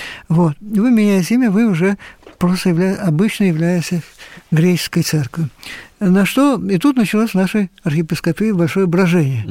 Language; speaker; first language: Russian; native; Russian